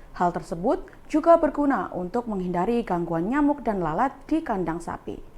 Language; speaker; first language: Indonesian; native; Indonesian